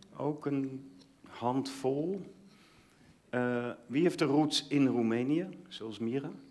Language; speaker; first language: Dutch; native; Dutch